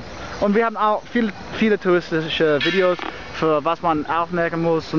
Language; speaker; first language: German; non-native, learner; English